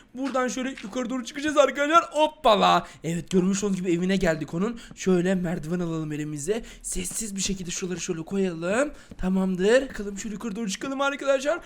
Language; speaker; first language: Turkish; native; Turkish